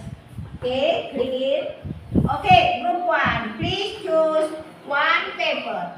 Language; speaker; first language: English; non-native, learner; Indonesian